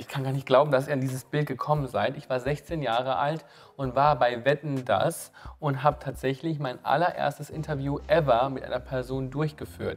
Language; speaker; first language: German; native; German